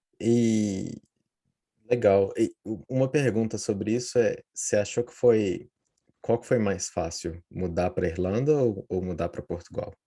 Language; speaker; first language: Portuguese; native; Portuguese